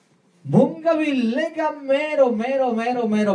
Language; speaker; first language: Swedish; non-native, learner; Spanish